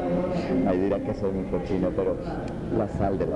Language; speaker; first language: Spanish; native; Spanish